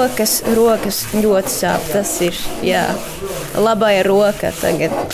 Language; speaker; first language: Latvian; non-native, learner; English